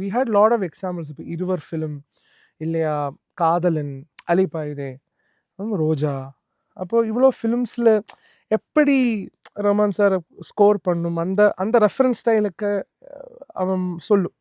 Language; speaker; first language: Tamil; non-native, learner; Malayalam